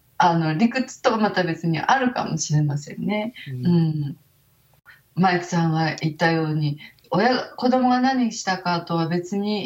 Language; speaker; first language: Japanese; native; Japanese